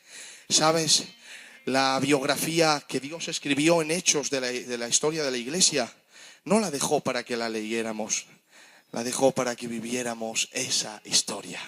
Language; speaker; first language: Spanish; native; Spanish